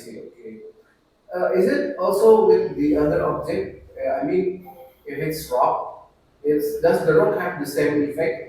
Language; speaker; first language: English; non-native, fluent; Indonesian